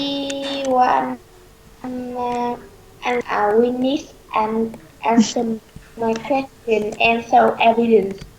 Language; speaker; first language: English; non-native, learner; Vietnamese